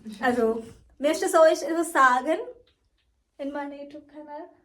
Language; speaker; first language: German; non-native, learner; Malayalam